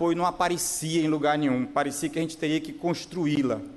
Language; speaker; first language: Portuguese; native; Portuguese